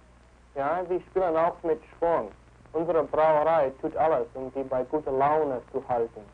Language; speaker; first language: German; native; German